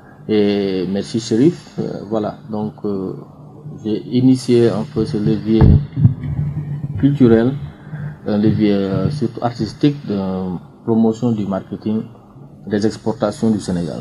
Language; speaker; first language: French; non-native, local second language; Fula